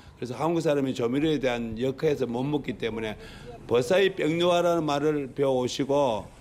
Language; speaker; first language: Korean; native; Korean